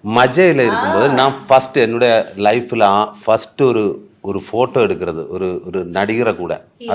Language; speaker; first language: Tamil; non-native, learner; Malayalam